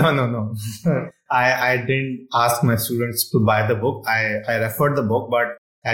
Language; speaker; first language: English; non-native, local second language; Urdu